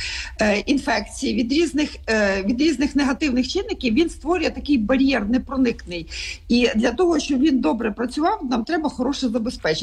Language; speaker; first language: Ukrainian; native; Ukrainian